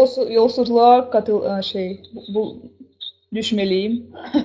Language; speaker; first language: Turkish; non-native, learner; Russian